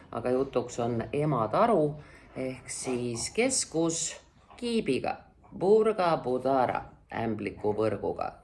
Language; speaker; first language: Estonian; native; Estonian